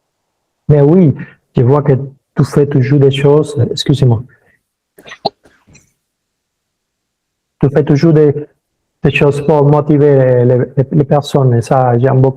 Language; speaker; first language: French; early bilingual, other home language; Spanish